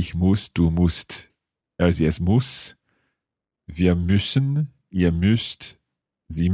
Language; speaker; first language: German; non-native, fluent; English